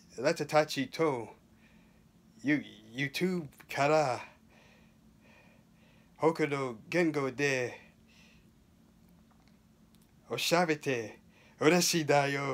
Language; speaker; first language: Japanese; non-native, learner; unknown